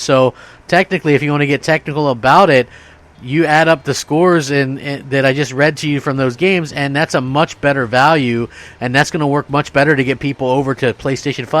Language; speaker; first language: English; native; English